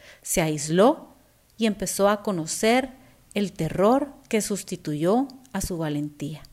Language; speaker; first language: Spanish; native; Spanish